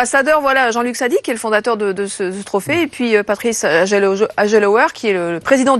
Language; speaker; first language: French; native; French